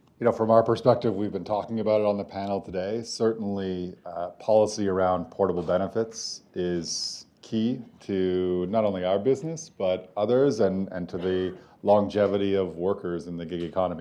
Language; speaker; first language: English; native; English